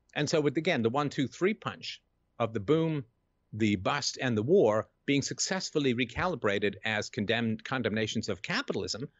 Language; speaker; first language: English; native; English